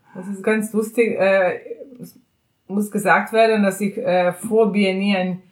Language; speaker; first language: German; non-native, fluent; Hungarian